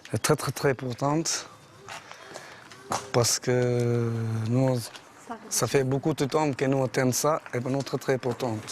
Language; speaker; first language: French; non-native, learner; Albanian